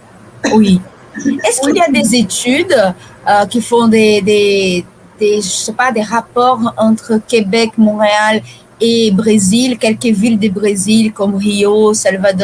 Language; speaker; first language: French; non-native, fluent; Portuguese